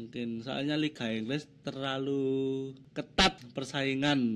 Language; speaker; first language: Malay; non-native, local second language; Javanese